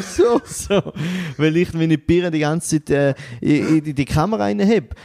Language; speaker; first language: German; native; German